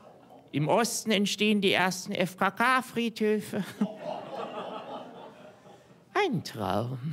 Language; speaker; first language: German; native; German